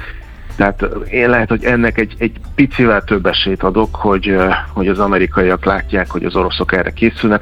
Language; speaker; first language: Hungarian; native; Hungarian